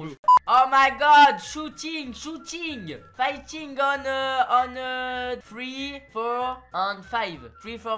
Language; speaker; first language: English; non-native, learner; French